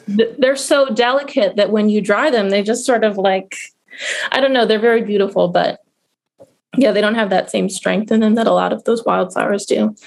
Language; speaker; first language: English; native; English